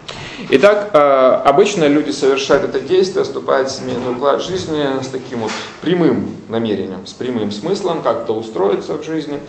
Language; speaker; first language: Russian; native; Russian